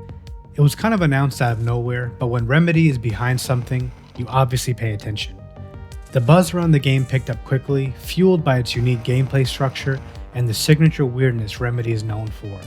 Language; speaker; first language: English; native; English